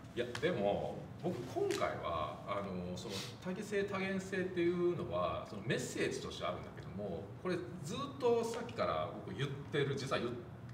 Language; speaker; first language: Japanese; native; Japanese